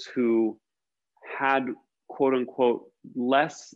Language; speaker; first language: English; native; English